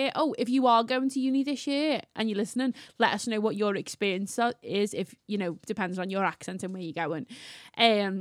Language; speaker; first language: English; native; English